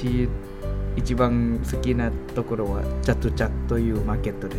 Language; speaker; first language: Japanese; non-native, learner; Thai